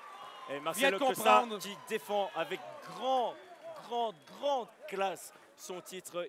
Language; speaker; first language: French; native; French